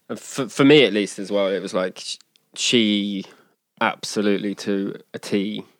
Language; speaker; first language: English; native; English